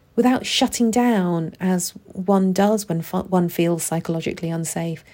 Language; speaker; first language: English; native; English